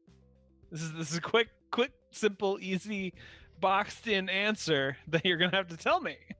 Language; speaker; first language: English; native; English